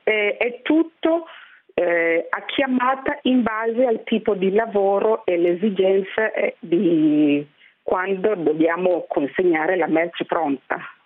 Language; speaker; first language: Italian; non-native, fluent; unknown